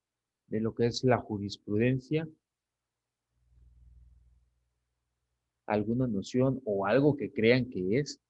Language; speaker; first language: Spanish; native; Spanish